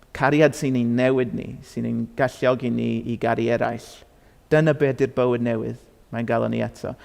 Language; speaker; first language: Welsh; non-native, fluent; English